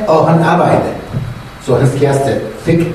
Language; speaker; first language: Danish; non-native, learner; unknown